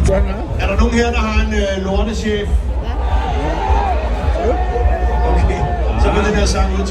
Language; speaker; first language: Danish; native; Danish